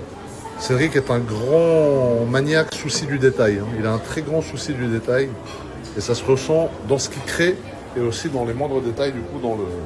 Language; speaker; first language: French; native; French